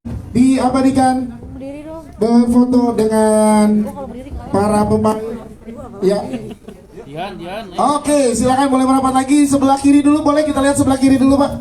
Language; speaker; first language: Indonesian; native; Indonesian